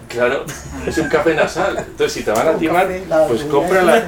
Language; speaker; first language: Spanish; native; Spanish